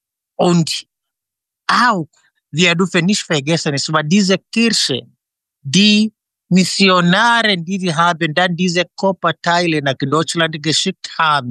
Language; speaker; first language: German; non-native, fluent; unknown